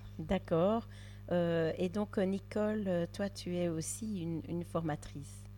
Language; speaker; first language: French; native; French